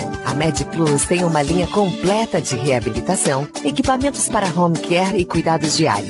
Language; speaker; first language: Portuguese; native; Portuguese